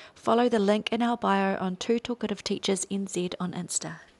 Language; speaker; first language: English; native; English